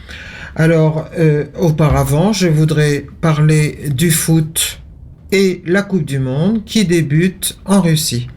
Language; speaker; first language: French; native; French